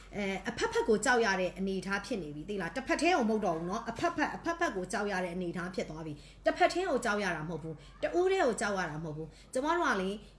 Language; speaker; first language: Burmese; native; Burmese